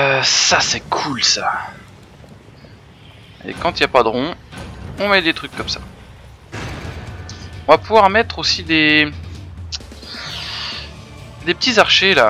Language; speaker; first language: French; native; French